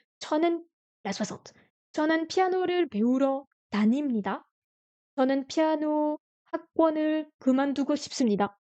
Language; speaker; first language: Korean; non-native, learner; French